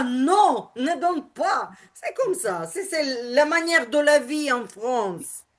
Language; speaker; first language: French; non-native, learner; Ukrainian